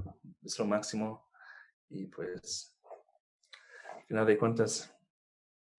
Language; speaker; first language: Spanish; non-native, fluent; English